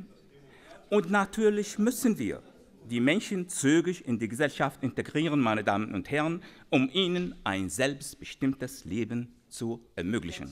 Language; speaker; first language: German; non-native, fluent; Arabic